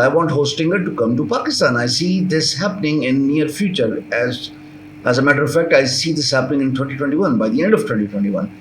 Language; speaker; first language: English; non-native, local second language; Urdu